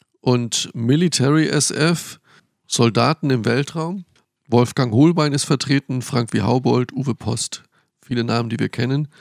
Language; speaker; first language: German; native; German